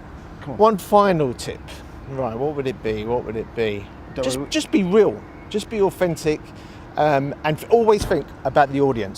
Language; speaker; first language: English; native; English